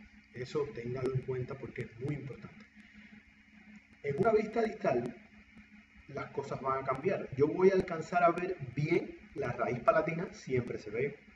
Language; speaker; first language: Spanish; native; Spanish